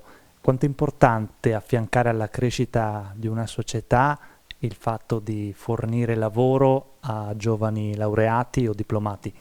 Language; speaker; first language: Italian; native; Italian